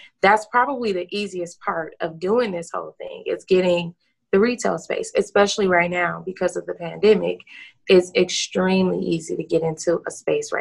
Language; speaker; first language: English; native; English